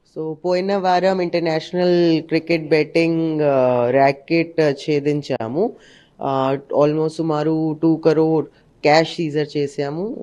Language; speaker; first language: Telugu; non-native, learner; Hindi